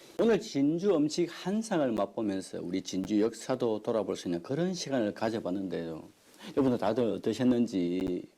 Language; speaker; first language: Korean; native; Korean